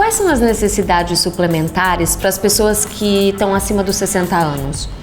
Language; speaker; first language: Portuguese; native; Portuguese